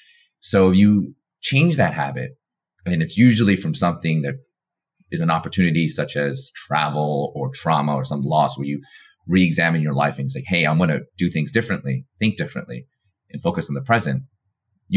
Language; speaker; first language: English; native; English